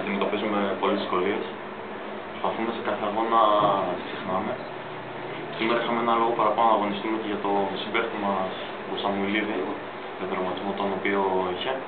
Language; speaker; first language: Greek; native; Greek